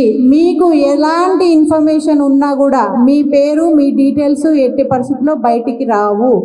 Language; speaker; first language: Telugu; native; Telugu